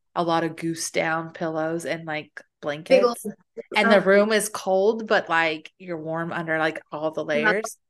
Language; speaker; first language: English; native; English